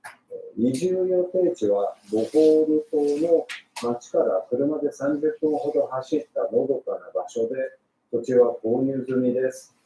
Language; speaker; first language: Japanese; native; Japanese